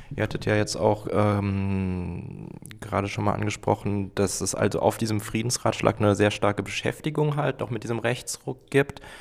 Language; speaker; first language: German; native; German